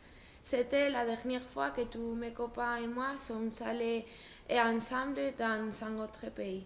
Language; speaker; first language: French; non-native, learner; Spanish